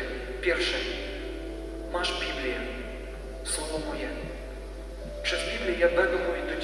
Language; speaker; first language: Polish; non-native, learner; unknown